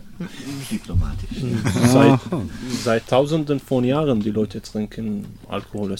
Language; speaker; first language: German; non-native, learner; Arabic